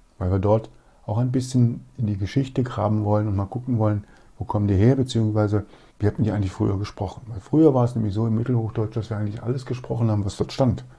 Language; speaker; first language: German; native; German